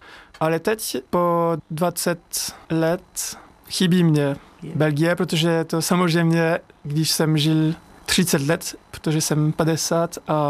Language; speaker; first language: Czech; non-native, fluent; French